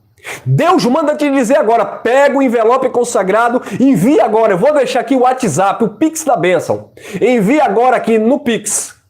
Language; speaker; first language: Portuguese; native; Portuguese